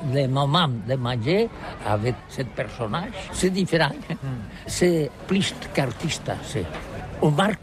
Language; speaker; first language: French; non-native, learner; Catalan